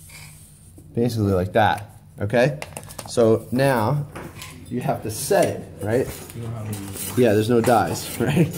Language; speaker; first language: English; native; English